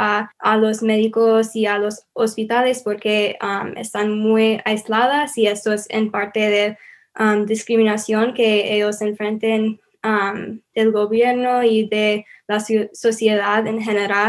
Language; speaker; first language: Spanish; non-native, learner; English